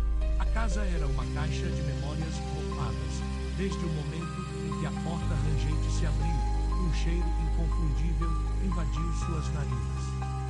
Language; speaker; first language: Portuguese; native; Portuguese